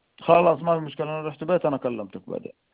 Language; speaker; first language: Arabic; non-native, learner; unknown